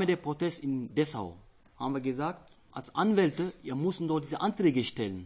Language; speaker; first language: German; non-native, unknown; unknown